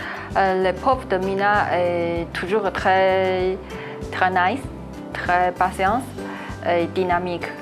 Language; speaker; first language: French; non-native, learner; Chinese